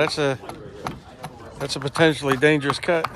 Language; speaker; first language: English; native; English